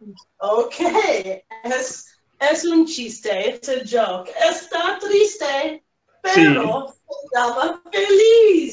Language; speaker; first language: Spanish; non-native, fluent; English